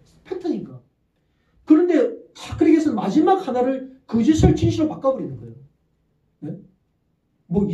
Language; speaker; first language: Korean; native; Korean